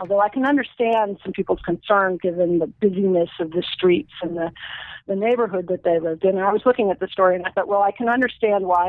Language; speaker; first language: English; native; English